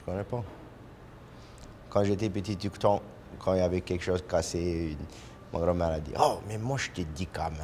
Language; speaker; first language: French; native; French